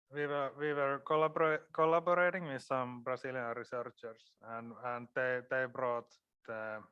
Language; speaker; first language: English; non-native, fluent; Finnish